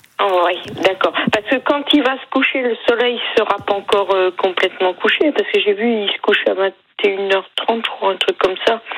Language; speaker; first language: French; native; French